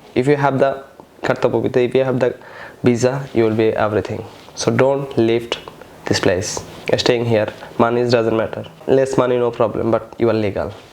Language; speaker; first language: English; non-native, local second language; Bangla